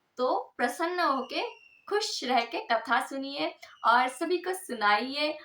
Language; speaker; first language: Hindi; non-native, local second language; Bangla